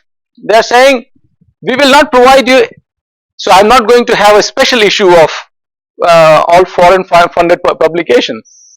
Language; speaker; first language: English; non-native, fluent; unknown